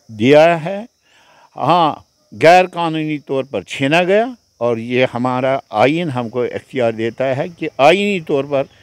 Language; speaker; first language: Hindi; non-native, local second language; Kashmiri